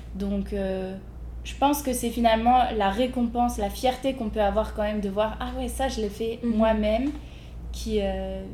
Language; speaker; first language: French; native; French